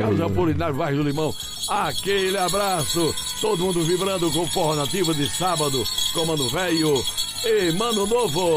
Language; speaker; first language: Portuguese; native; Portuguese